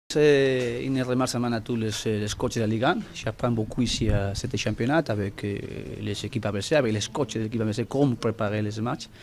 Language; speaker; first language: French; non-native, learner; Spanish